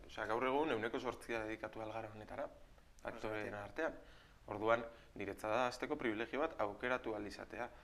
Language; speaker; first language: Basque; native; Basque